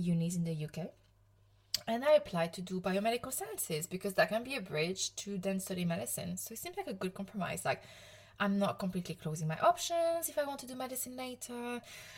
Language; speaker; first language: English; non-native, fluent; French